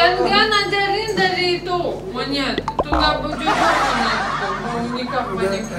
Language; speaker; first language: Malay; non-native, learner; Russian